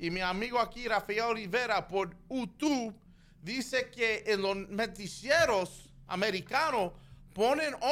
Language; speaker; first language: Spanish; early bilingual, other home language; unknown